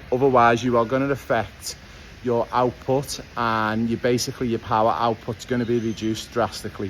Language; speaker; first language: English; native; English